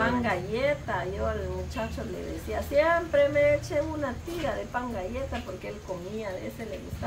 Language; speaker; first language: Spanish; native; Spanish